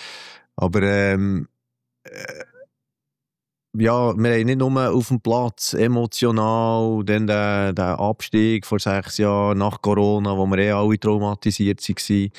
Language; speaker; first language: German; native; German